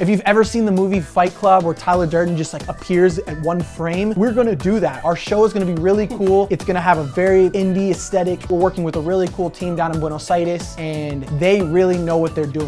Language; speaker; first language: English; native; English